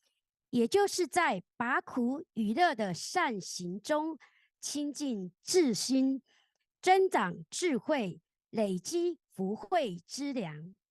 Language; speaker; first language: Chinese; native; Chinese